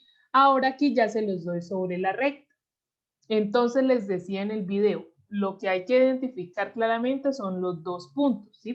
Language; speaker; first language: Spanish; native; Spanish